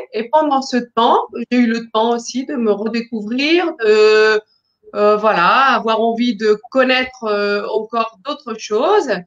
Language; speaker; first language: French; non-native, fluent; Spanish